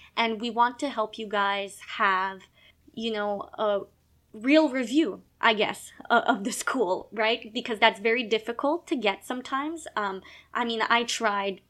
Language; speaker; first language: English; non-native, local second language; French